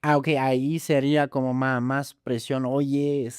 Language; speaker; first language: Spanish; non-native, fluent; German